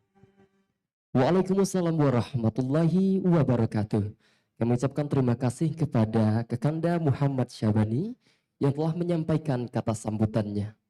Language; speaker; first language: Indonesian; native; Indonesian